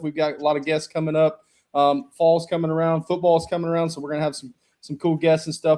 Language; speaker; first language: English; native; English